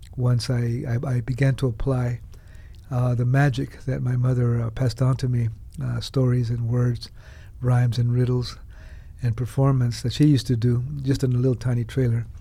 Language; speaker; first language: English; early bilingual, other home language; Spanish